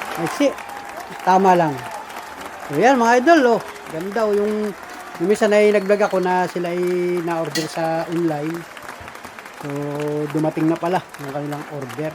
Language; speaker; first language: Filipino; native; Filipino